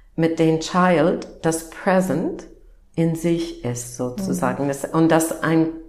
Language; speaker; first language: German; non-native, fluent; English